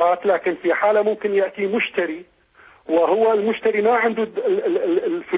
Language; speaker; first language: Arabic; native; Arabic